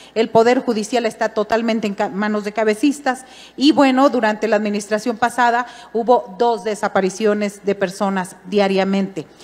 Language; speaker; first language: Spanish; native; Spanish